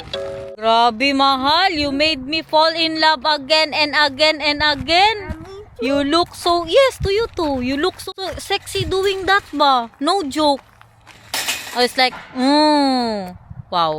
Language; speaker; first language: English; non-native, local second language; Filipino